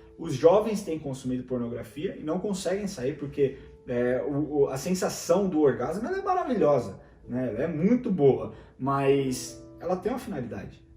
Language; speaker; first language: Portuguese; native; Portuguese